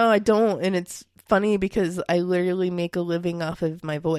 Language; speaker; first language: English; native; English